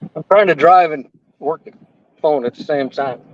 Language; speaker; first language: English; native; English